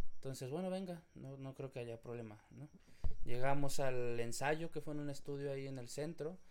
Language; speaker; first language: Spanish; native; Spanish